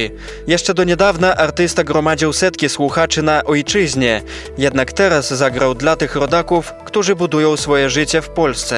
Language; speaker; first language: Polish; native; Polish